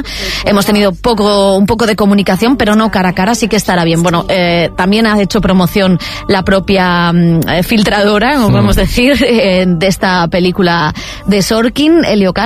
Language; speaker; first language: Spanish; native; Spanish